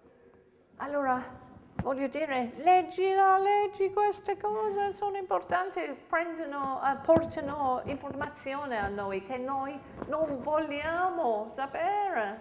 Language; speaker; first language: Italian; non-native, fluent; English